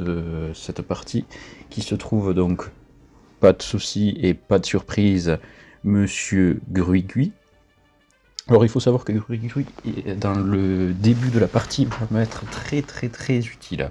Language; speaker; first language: French; native; French